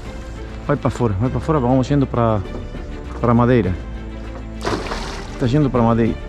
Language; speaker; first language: Portuguese; non-native, learner; French